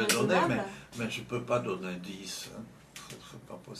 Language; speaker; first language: French; non-native, fluent; Czech